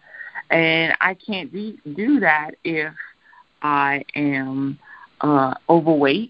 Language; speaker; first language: English; native; English